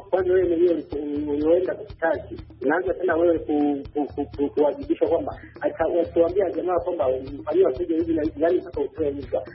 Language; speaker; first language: Swahili; non-native, local second language; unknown